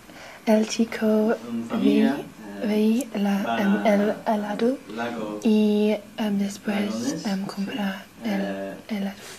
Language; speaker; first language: Spanish; non-native, learner; English